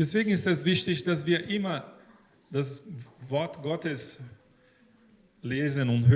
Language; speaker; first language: German; non-native, fluent; Portuguese